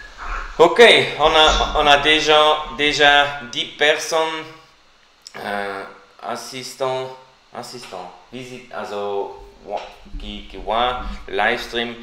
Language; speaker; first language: French; non-native, learner; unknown